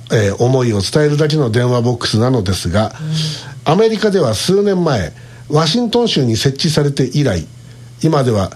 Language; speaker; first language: Japanese; native; Japanese